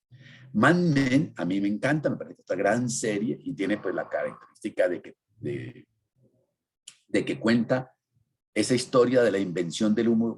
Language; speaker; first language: Spanish; native; Spanish